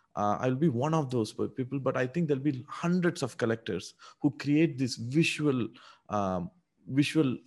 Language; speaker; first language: English; non-native, local second language; Tamil